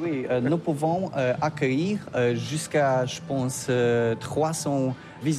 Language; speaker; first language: French; non-native, learner; Polish